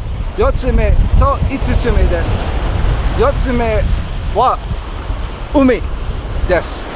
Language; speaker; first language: Japanese; non-native, fluent; English